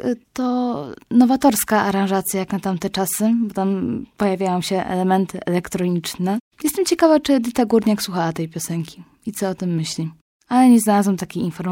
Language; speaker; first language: Polish; native; Polish